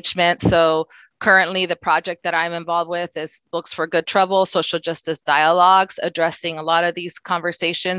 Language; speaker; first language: English; non-native, fluent; Spanish